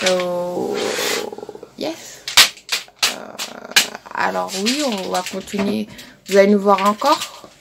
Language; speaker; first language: French; non-native, local second language; Morisyen